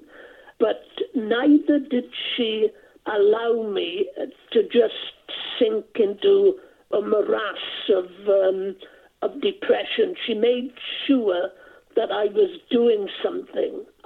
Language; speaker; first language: English; non-native, local second language; Welsh